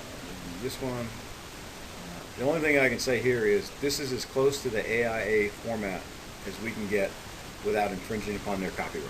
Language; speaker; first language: English; native; English